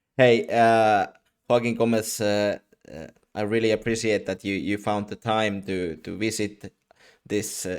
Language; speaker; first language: English; non-native, fluent; Finnish